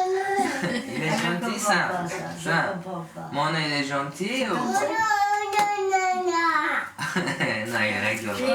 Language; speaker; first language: French; non-native, learner; Armenian